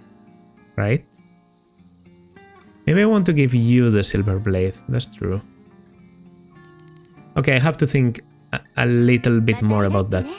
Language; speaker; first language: English; non-native, fluent; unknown